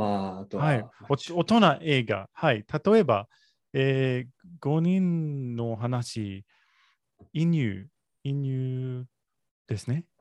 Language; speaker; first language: Japanese; non-native, learner; English